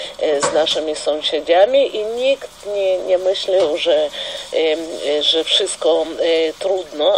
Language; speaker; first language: Polish; non-native, fluent; Russian